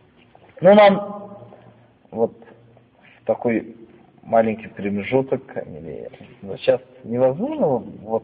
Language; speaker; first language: Russian; non-native, fluent; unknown